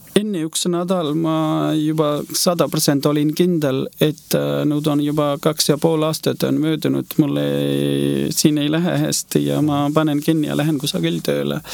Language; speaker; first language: Estonian; non-native, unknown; Hindi